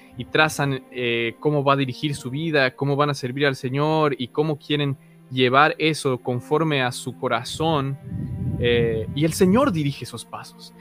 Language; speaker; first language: Spanish; native; Spanish